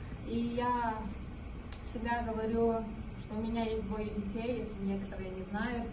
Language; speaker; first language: Russian; non-native, local second language; Kyrgyz